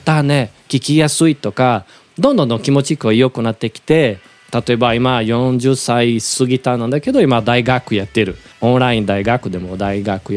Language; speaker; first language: Japanese; non-native, learner; Portuguese